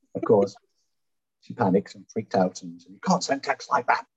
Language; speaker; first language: English; native; English